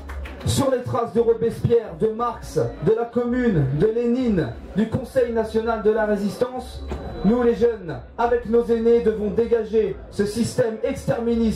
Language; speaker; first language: French; native; French